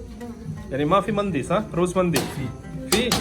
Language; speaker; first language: Arabic; non-native, learner; Malayalam